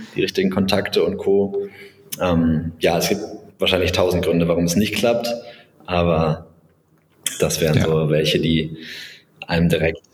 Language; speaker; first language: German; native; German